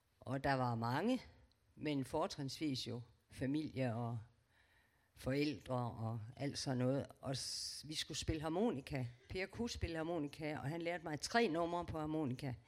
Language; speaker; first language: Danish; native; Danish